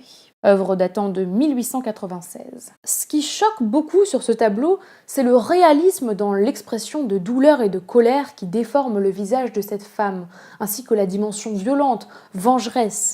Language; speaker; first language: French; native; French